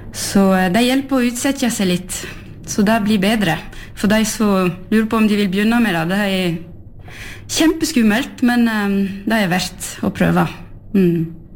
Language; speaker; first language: Norwegian; early bilingual, heritage; Norwegian